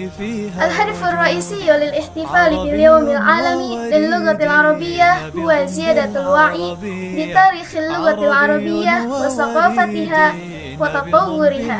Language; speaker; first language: Arabic; non-native, learner; Indonesian